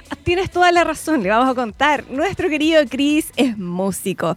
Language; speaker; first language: Spanish; native; Spanish